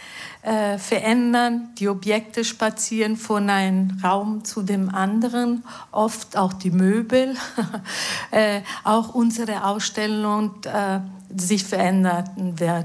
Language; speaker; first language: German; non-native, fluent; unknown